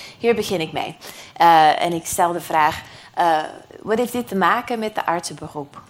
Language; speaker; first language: Dutch; non-native, fluent; English